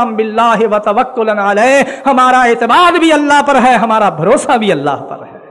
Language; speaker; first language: Urdu; non-native, local second language; Punjabi